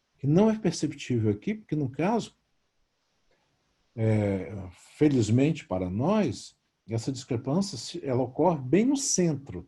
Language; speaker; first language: Portuguese; native; Portuguese